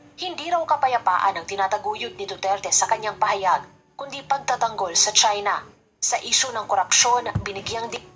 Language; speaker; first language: Filipino; native; Filipino